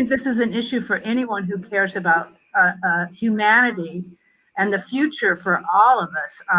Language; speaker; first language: English; native; English